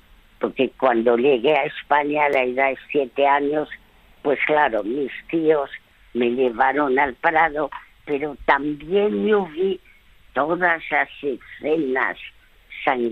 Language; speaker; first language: Spanish; early bilingual, other home language; French